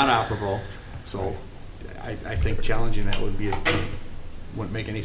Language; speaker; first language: English; native; English